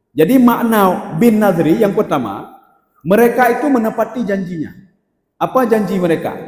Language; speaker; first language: Malay; non-native, local second language; Achinese